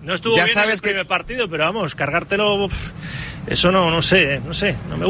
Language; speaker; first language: Spanish; native; Spanish